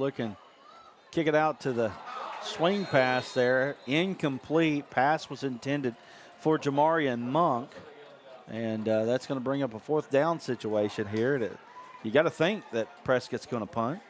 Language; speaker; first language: English; native; English